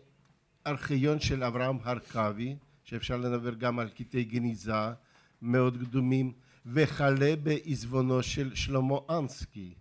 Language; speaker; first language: Hebrew; non-native, fluent; Russian